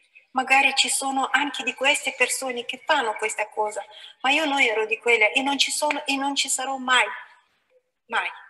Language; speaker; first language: Italian; non-native, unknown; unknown